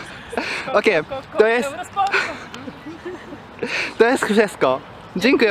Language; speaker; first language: Polish; non-native, learner; Japanese